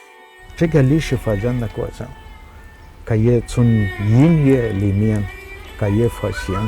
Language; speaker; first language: Chinese; non-native, fluent; Arabic